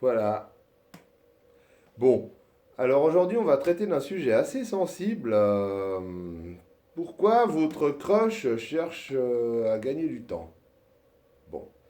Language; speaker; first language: French; native; French